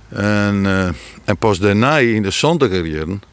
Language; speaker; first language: Dutch; native; Dutch